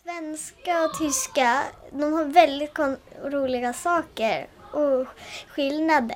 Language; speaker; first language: Swedish; early bilingual, heritage; Swedish